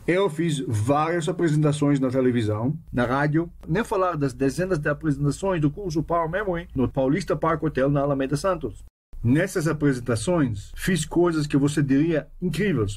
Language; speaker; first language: Portuguese; non-native, fluent; Hebrew